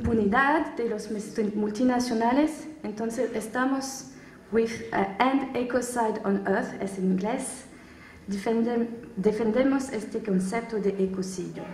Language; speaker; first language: Spanish; non-native, fluent; French